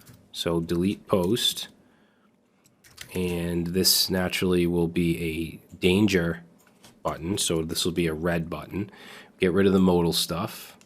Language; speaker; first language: English; native; English